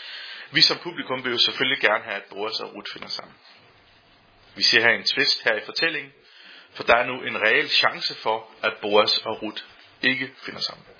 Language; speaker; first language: Danish; native; Danish